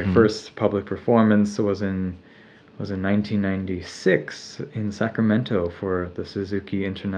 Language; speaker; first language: English; native; English